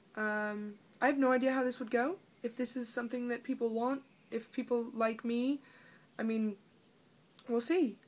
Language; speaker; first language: English; native; English